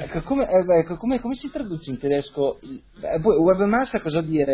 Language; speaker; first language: Italian; native; Italian